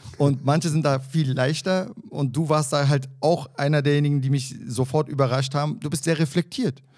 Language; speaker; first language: German; native; German